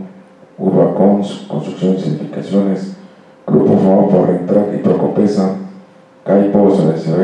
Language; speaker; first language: Spanish; native; Spanish